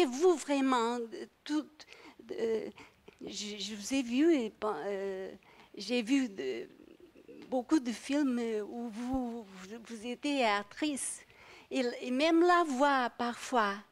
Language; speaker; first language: French; non-native, fluent; Portuguese